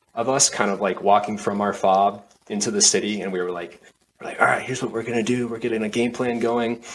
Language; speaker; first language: English; native; English